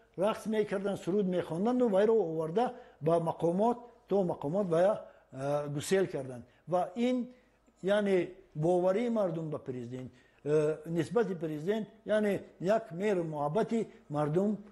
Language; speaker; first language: Tajik; non-native, local second language; Shughni